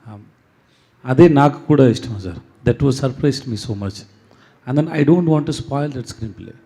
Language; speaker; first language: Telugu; non-native, learner; Tamil